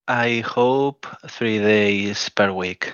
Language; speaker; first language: English; non-native, learner; Spanish